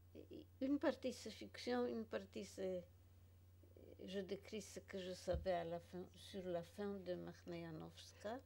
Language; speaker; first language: French; non-native, fluent; Polish